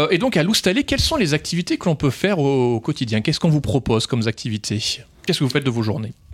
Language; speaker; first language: French; native; French